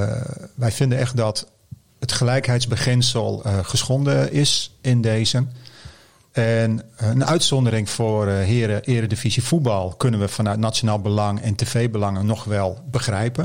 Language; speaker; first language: Dutch; native; Dutch